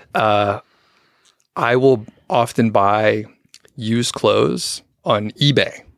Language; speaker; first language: English; early bilingual, other home language; Filipino